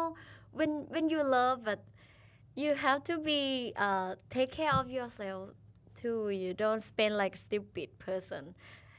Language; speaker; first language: English; non-native, learner; Thai